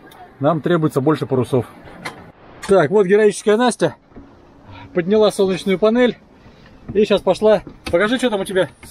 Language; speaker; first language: Russian; native; Russian